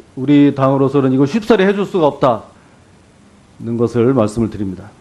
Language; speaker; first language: Korean; native; Korean